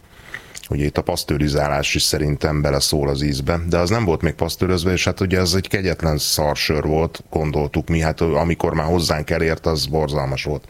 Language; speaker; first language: Hungarian; native; Hungarian